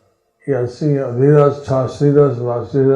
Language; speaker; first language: Spanish; non-native, learner; English